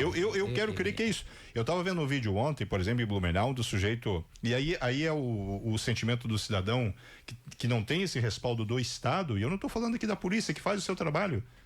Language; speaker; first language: Portuguese; native; Portuguese